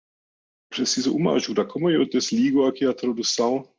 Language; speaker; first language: Portuguese; non-native, fluent; German